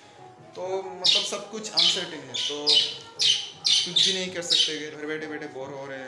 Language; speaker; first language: Hindi; non-native, local second language; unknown